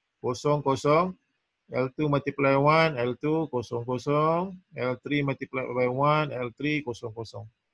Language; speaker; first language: English; non-native, local second language; Malay